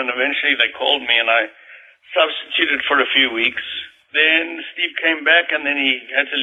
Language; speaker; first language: English; native; English